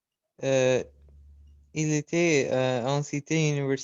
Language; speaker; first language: French; non-native, learner; Arabic